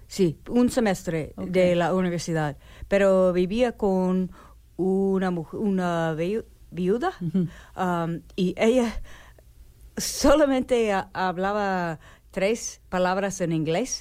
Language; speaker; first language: Spanish; non-native, learner; English